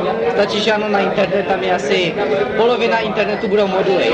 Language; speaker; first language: Czech; native; Czech